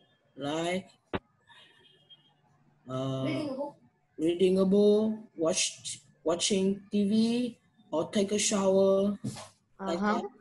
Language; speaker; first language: English; non-native, learner; Vietnamese